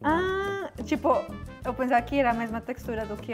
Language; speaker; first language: Portuguese; non-native, fluent; Spanish